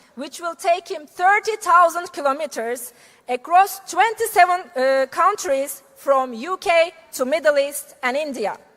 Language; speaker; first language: English; non-native, fluent; Turkish